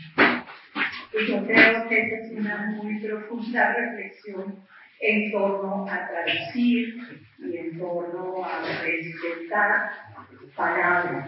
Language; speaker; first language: Spanish; native; Spanish